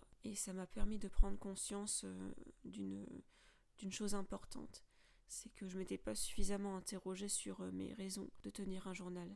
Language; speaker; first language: French; native; French